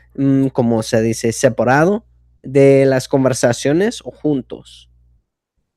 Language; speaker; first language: Spanish; non-native, fluent; English